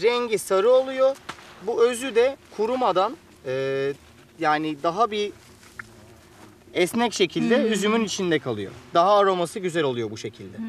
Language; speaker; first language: Turkish; native; Turkish